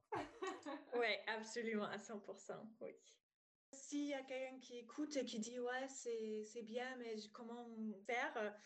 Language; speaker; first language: French; non-native, fluent; German